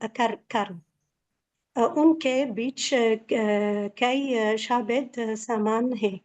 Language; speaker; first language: Hindi; non-native, learner; Arabic